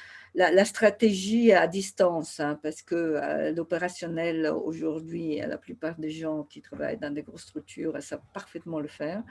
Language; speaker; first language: French; non-native, fluent; Italian